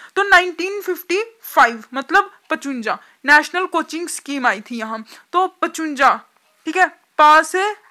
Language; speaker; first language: Hindi; native; Hindi